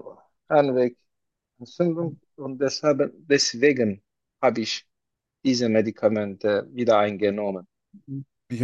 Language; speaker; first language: German; non-native, learner; Turkish